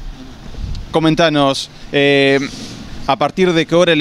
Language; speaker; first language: Spanish; native; Spanish